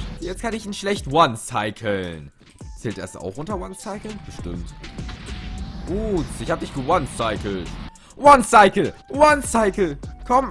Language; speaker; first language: German; native; German